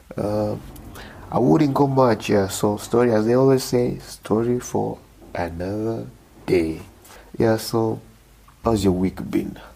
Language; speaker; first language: English; non-native, local second language; Luo (Kenya and Tanzania)